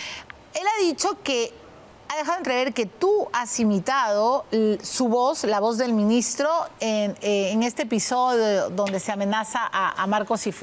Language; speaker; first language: Spanish; native; Spanish